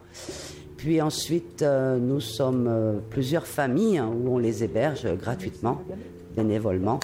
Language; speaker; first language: French; native; French